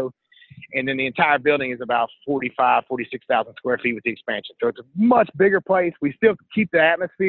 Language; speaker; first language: English; native; English